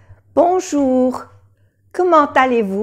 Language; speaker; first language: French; non-native, fluent; Spanish